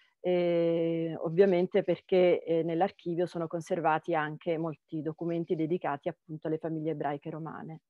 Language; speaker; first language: Italian; native; Italian